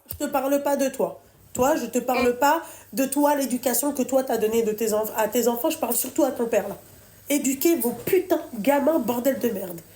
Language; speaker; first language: French; native; French